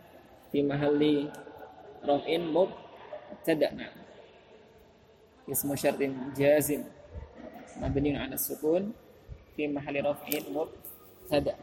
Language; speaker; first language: Arabic; non-native, fluent; Indonesian